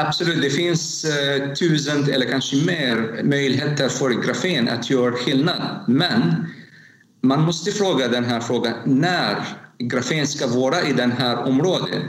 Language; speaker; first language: Swedish; non-native, learner; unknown